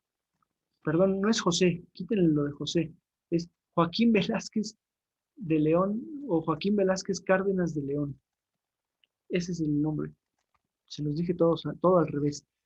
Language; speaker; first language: Spanish; native; Spanish